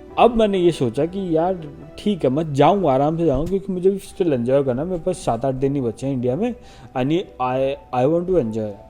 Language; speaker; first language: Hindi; native; Hindi